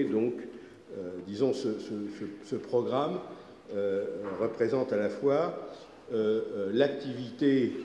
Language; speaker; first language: French; native; French